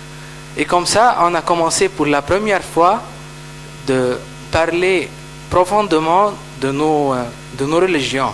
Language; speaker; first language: French; non-native, fluent; Arabic